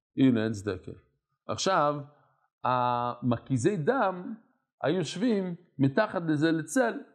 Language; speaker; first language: Hebrew; non-native, fluent; English